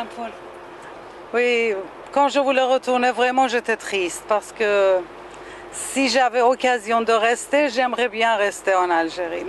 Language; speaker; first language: French; non-native, learner; Persian